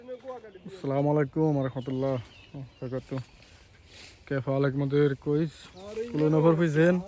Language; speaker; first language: Arabic; non-native, learner; Bangla